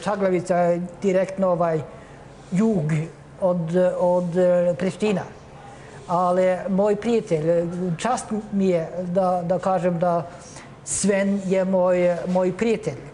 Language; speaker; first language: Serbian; non-native, fluent; Norwegian